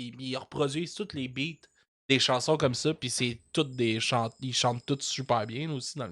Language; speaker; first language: French; native; French